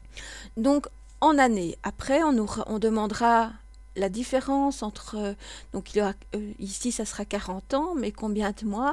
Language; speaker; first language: French; native; French